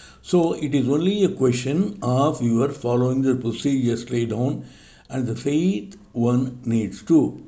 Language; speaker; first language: English; non-native, local second language; Tamil